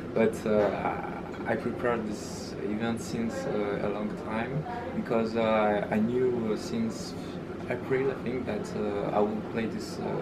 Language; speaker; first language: English; early bilingual, other home language; Malagasy